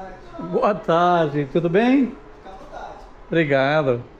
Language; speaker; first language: Portuguese; non-native, learner; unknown